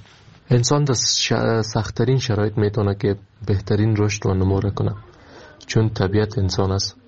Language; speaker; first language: Persian; native; Persian